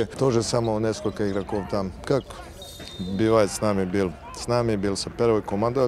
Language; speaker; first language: Russian; non-native, learner; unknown